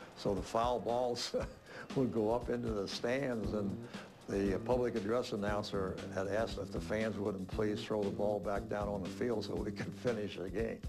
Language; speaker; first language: English; native; English